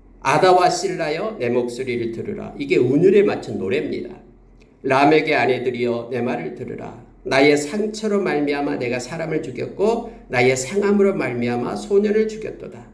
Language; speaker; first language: Korean; native; Korean